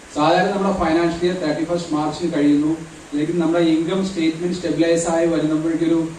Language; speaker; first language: Malayalam; native; Malayalam